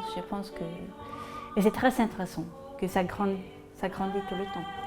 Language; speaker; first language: French; non-native, fluent; Swedish